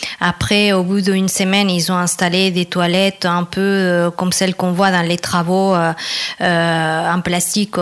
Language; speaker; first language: French; non-native, fluent; Spanish